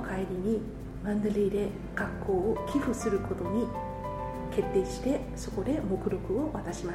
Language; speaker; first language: Japanese; non-native, fluent; Burmese